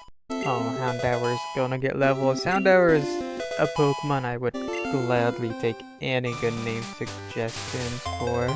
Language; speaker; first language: English; native; English